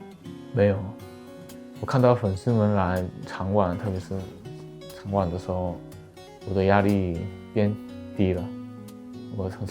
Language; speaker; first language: Chinese; non-native, fluent; Korean